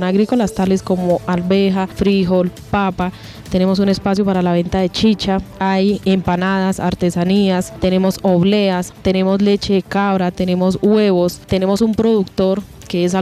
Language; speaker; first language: Spanish; native; Spanish